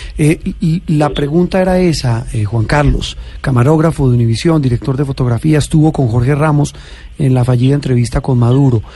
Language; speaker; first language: Spanish; native; Spanish